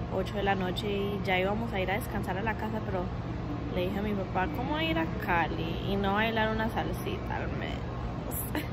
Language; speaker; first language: Spanish; early bilingual, heritage; Spanish